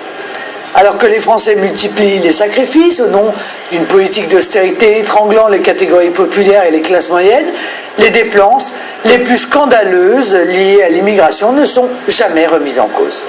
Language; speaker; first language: French; native; French